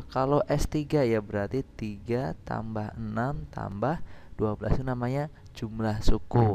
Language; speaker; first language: Indonesian; native; Indonesian